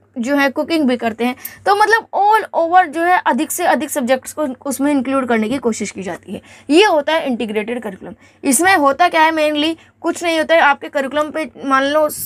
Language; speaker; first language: Hindi; native; Hindi